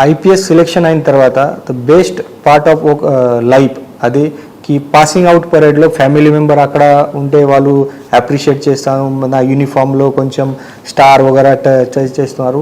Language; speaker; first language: Telugu; non-native, learner; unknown